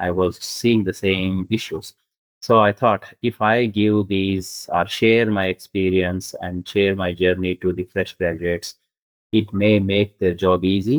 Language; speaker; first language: English; non-native, local second language; Kannada